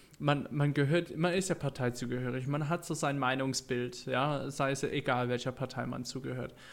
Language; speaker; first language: German; native; German